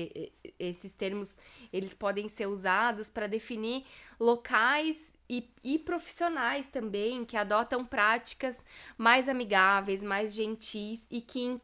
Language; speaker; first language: Portuguese; native; Portuguese